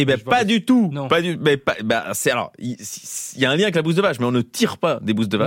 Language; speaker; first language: French; native; French